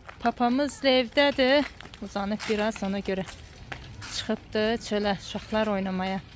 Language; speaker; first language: Azerbaijani; early bilingual, heritage; Azerbaijani